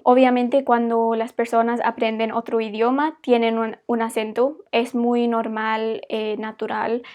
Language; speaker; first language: Spanish; non-native, fluent; English